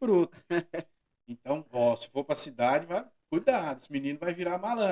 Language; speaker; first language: Portuguese; native; Portuguese